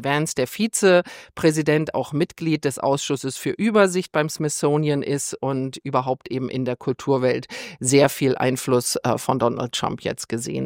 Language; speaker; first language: German; native; German